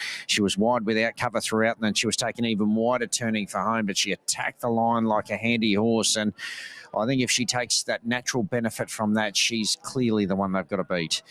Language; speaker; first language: English; native; English